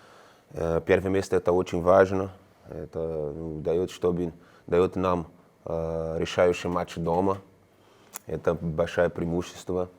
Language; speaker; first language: Russian; non-native, learner; Spanish